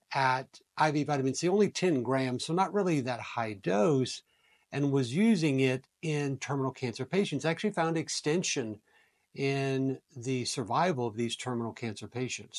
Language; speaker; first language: English; native; English